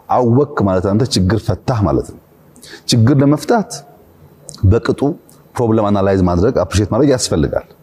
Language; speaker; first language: Amharic; non-native, local second language; Oromo